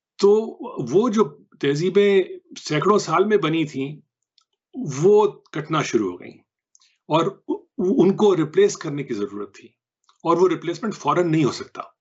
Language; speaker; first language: Urdu; native; Urdu